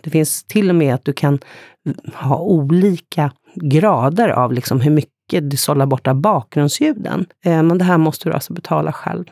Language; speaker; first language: Swedish; native; Swedish